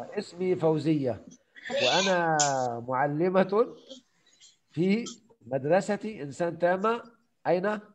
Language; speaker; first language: Arabic; non-native, fluent; Indonesian